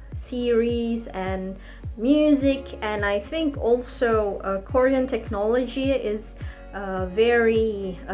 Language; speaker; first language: English; non-native, fluent; Indonesian